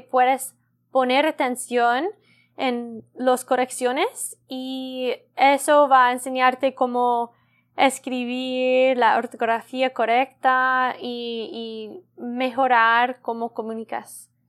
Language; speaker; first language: Spanish; non-native, learner; English